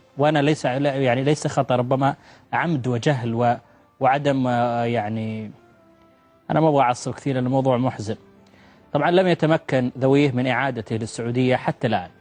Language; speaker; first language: Arabic; native; Arabic